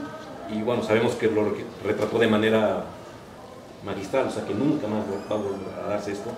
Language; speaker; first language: Spanish; native; Spanish